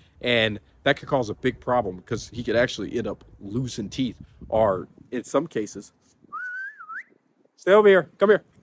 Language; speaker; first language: English; native; English